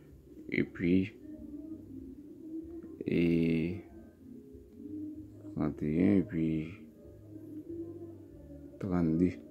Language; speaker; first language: French; non-native, learner; Haitian Creole